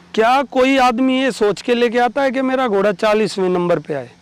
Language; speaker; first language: Hindi; native; Hindi